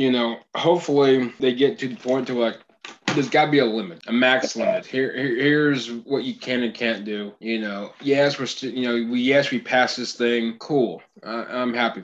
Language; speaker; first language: English; native; English